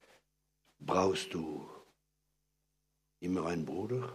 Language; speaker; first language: German; non-native, fluent; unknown